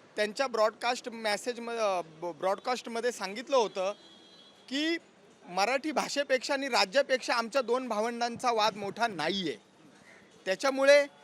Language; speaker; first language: Marathi; native; Marathi